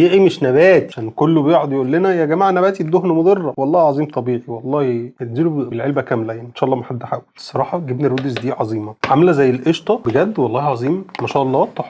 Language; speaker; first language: Arabic; native; Arabic